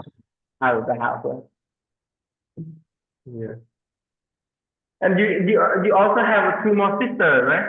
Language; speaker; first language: English; non-native, fluent; Vietnamese